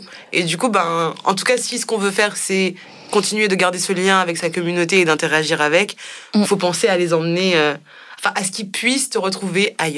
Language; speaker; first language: French; native; French